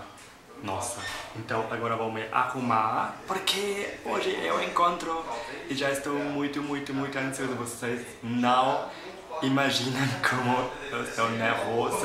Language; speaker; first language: Portuguese; non-native, fluent; German